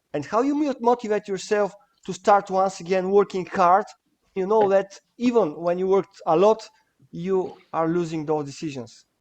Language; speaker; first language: English; non-native, fluent; Bulgarian